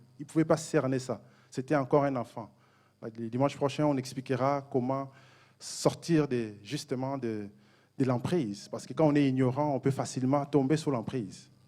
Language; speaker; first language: French; non-native, local second language; Mossi